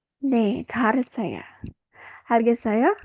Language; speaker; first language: Korean; non-native, fluent; Indonesian